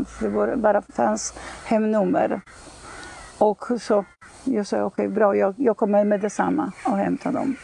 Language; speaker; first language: Swedish; non-native, fluent; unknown